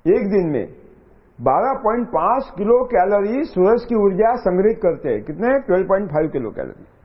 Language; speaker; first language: Hindi; non-native, local second language; Marathi